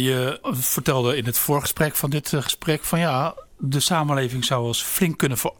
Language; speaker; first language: Dutch; native; Dutch